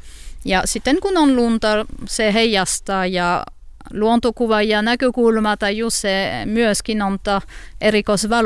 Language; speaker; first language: Finnish; non-native, learner; French